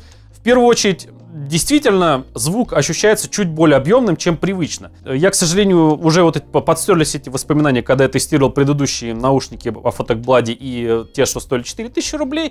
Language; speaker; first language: Russian; native; Russian